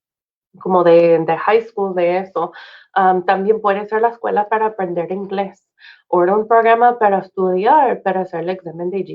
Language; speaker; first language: Spanish; non-native, fluent; English